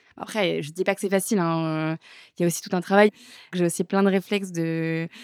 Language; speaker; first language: French; native; French